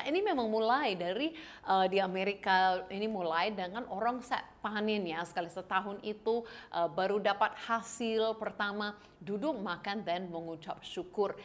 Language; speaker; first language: Indonesian; non-native, fluent; English